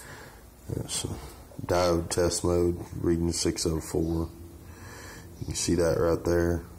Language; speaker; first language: English; native; English